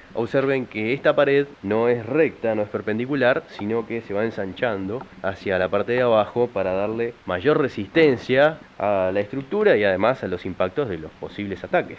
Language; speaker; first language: Spanish; native; Spanish